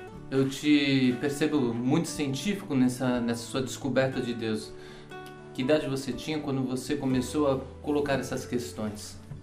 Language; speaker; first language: Portuguese; native; Portuguese